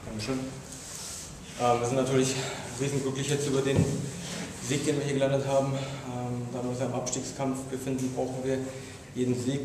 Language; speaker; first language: German; native; German